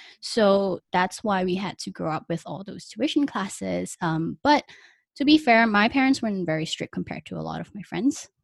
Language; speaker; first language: English; non-native, local second language; Chinese